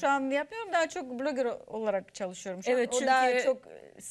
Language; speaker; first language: Turkish; non-native, fluent; Russian